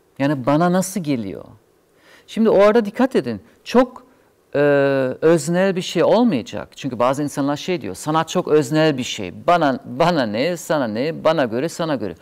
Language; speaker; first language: Turkish; non-native, fluent; German